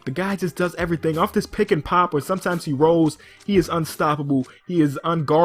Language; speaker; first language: English; native; English